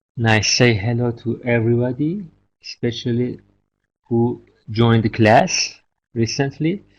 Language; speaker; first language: English; non-native, fluent; Persian